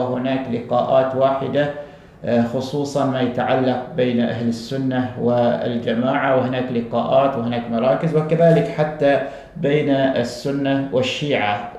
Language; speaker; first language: Arabic; native; Arabic